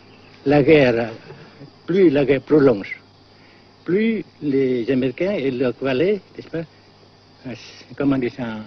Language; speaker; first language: French; non-native, fluent; Vietnamese